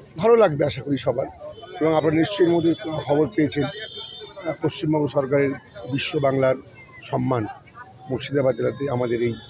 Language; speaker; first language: Bangla; native; Bangla